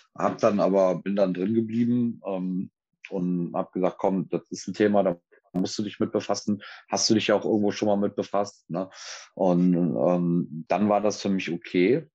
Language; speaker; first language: German; native; German